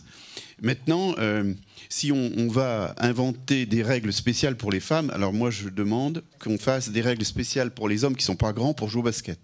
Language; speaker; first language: French; native; French